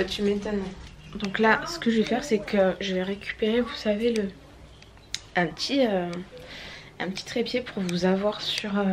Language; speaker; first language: French; native; French